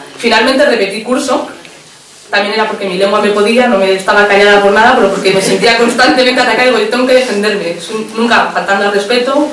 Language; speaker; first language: Spanish; early bilingual, other home language; Arabic